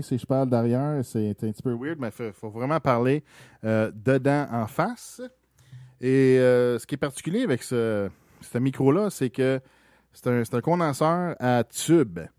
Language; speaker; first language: French; native; French